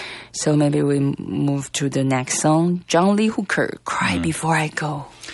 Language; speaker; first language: English; non-native, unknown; Chinese